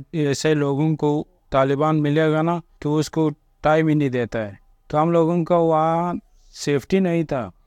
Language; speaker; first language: Urdu; non-native, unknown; Persian